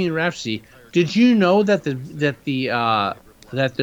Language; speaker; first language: English; native; English